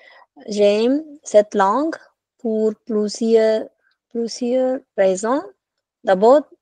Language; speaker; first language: French; non-native, learner; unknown